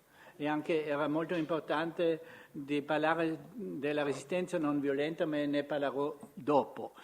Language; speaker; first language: Italian; non-native, fluent; German